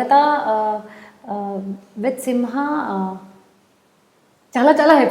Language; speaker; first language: Telugu; non-native, learner; Hindi